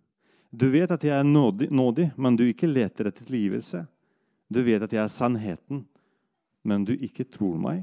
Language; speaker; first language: Norwegian; non-native, fluent; Russian